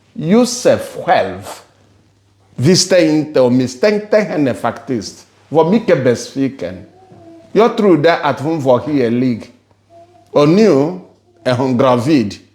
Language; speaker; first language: Swedish; non-native, fluent; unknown